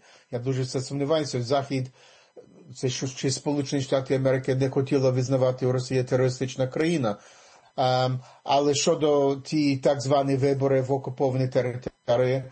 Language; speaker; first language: Ukrainian; early bilingual, heritage; English